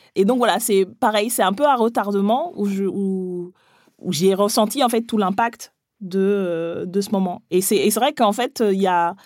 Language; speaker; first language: French; early bilingual, other home language; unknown